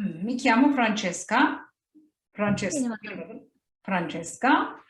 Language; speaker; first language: Italian; non-native, fluent; Turkish